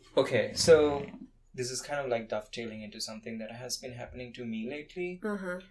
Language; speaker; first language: English; non-native, local second language; Bangla